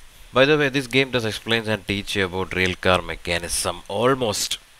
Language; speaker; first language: English; non-native, local second language; Malayalam